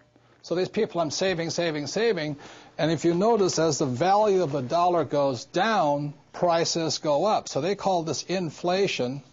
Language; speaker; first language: English; native; English